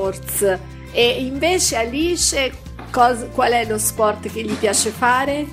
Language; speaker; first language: Italian; native; Italian